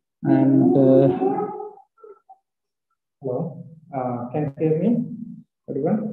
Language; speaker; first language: English; non-native, learner; Malayalam